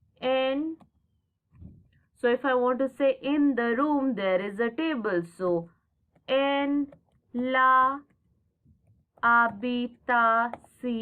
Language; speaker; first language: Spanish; non-native, fluent; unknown